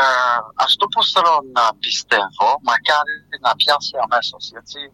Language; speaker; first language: Greek; non-native, fluent; French